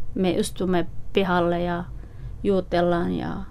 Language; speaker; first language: Finnish; non-native, learner; Somali